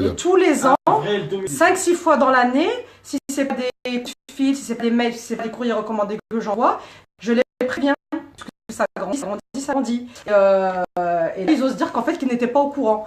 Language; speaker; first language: French; native; French